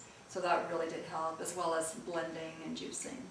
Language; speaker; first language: English; early bilingual, other home language; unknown